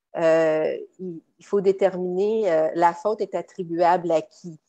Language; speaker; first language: French; native; French